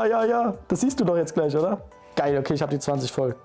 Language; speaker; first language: German; native; German